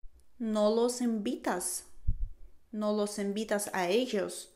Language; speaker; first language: Spanish; non-native, fluent; Russian